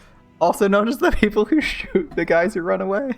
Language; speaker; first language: English; native; English